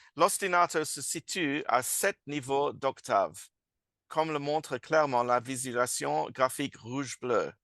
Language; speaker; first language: French; non-native, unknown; English